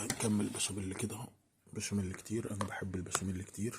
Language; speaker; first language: Arabic; native; Arabic